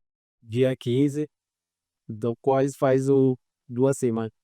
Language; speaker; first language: Portuguese; non-native, fluent; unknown